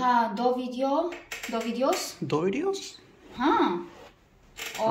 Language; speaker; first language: Hindi; non-native, learner; Polish